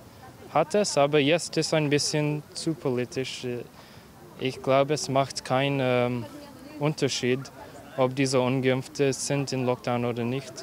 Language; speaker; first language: German; non-native, fluent; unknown